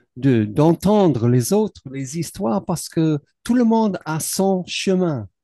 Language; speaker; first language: French; non-native, learner; English